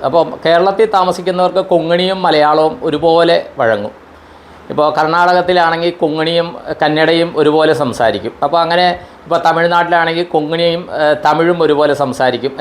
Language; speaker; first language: Malayalam; non-native, local second language; Konkani